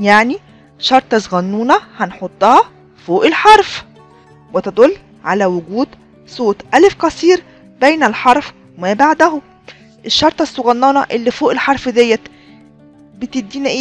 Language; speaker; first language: Arabic; native; Arabic